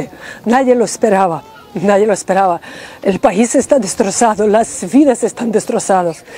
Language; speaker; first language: Spanish; non-native, fluent; Ukrainian